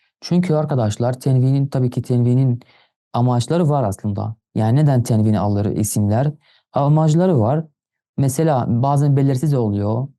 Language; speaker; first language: Turkish; non-native, fluent; Arabic